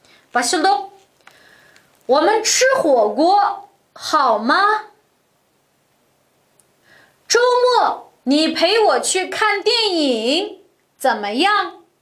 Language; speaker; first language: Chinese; non-native, local second language; Uyghur